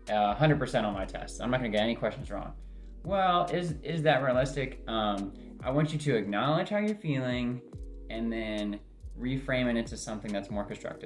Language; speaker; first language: English; native; English